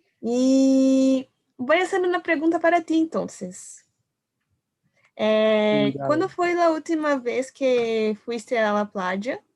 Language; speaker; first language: Spanish; non-native, learner; Portuguese